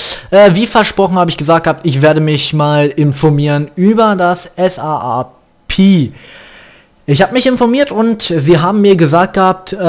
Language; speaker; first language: German; native; German